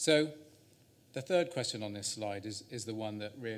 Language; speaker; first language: English; native; English